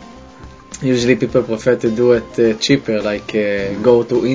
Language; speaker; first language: English; non-native, fluent; Hebrew